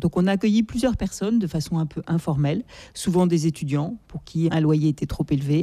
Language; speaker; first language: French; native; French